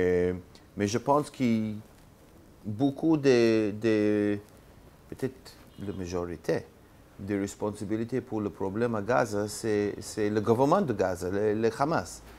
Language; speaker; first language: French; non-native, learner; Hebrew